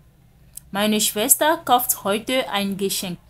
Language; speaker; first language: German; non-native, fluent; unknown